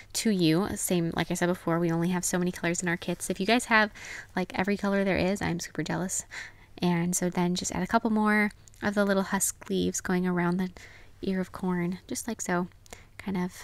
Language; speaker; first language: English; native; English